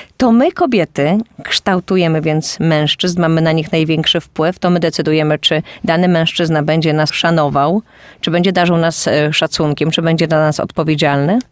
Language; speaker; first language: Polish; native; Polish